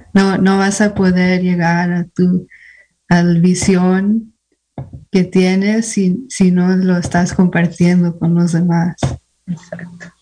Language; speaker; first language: Spanish; early bilingual, heritage; Spanish